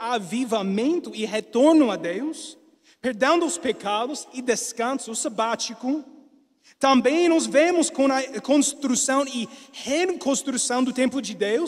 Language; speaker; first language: Portuguese; non-native, learner; English